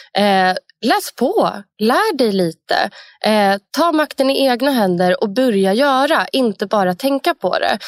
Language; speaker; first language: Swedish; native; Swedish